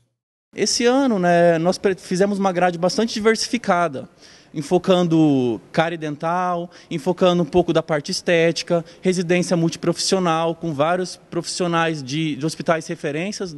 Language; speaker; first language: Portuguese; native; Portuguese